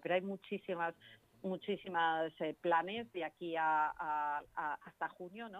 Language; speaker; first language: Spanish; native; Spanish